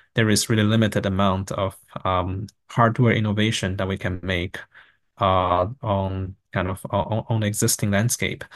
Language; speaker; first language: English; non-native, fluent; Chinese